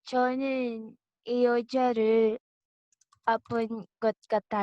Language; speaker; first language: Korean; non-native, learner; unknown